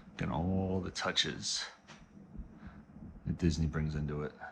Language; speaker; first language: English; native; English